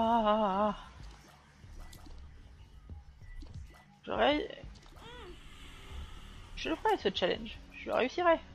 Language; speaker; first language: French; native; French